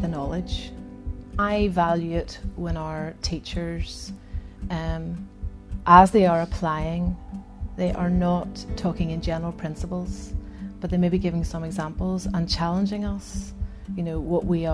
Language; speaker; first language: English; native; English